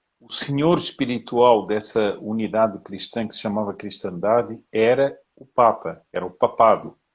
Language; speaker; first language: Portuguese; native; Portuguese